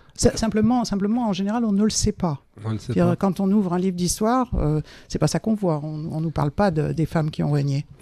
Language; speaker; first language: French; native; French